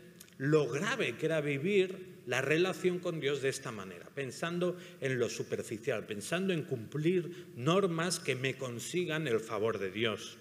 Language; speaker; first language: Spanish; native; Spanish